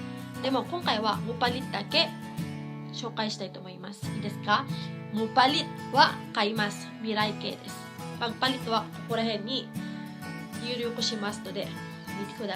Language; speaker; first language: Japanese; non-native, fluent; Cebuano